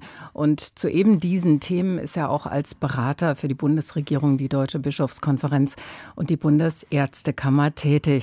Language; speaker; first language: German; native; German